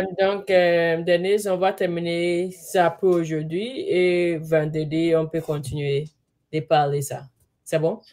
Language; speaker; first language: French; non-native, learner; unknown